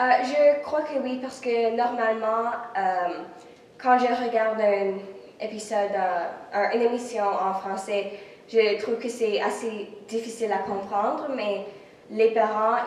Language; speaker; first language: French; non-native, local second language; English